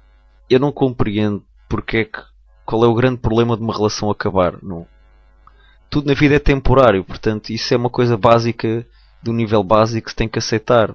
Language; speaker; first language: Portuguese; native; Portuguese